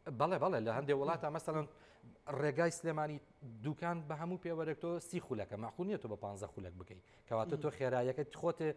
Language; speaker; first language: Central Kurdish; native; Central Kurdish